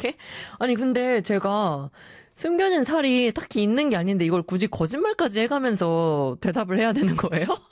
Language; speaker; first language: Korean; early bilingual, heritage; Korean